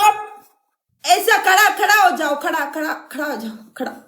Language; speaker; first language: Hindi; non-native, learner; Malayalam